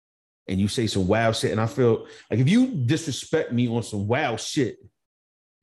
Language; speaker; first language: English; native; English